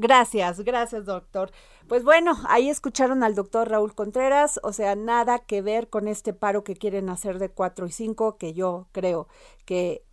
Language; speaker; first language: Spanish; native; Spanish